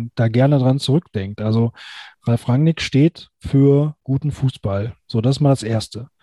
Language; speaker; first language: German; native; German